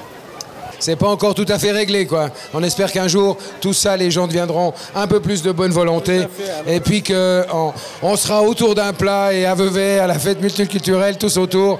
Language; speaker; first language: French; native; French